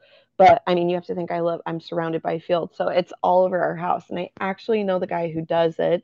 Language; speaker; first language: English; native; English